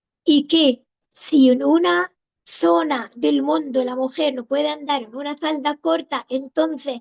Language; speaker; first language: Spanish; non-native, fluent; Arabic